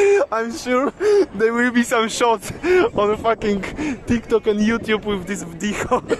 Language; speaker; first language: English; non-native, fluent; Polish